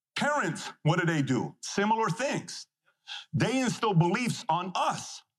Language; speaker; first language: English; non-native, fluent; Persian